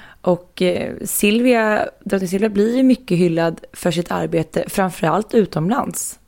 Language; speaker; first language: Swedish; native; Swedish